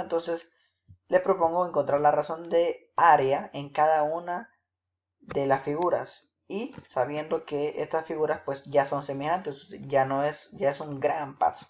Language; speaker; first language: Spanish; native; Spanish